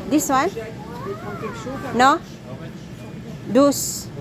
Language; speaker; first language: English; non-native, local second language; Filipino